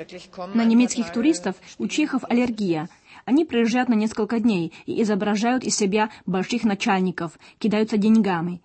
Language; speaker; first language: Russian; non-native, fluent; German